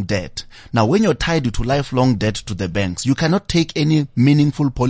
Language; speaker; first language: English; non-native, local second language; Venda